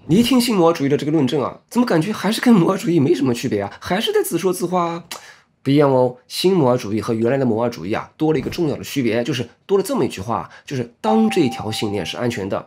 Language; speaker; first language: Chinese; native; Chinese